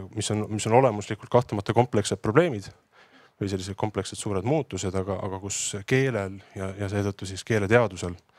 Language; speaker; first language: Estonian; native; Estonian